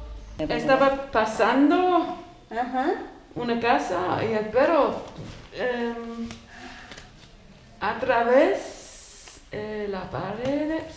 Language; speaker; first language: Spanish; non-native, learner; English